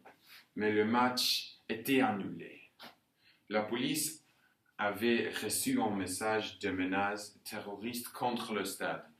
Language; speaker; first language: French; non-native, learner; Norwegian